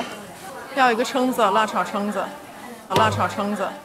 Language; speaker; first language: Chinese; native; Chinese